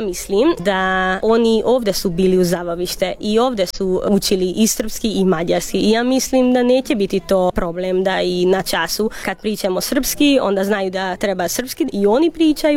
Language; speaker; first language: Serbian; non-native, local second language; Hungarian